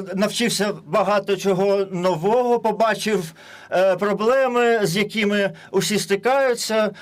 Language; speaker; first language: Ukrainian; non-native, learner; German